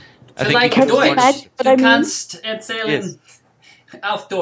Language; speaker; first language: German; non-native, learner; English